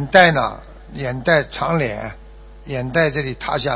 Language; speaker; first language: Chinese; native; Chinese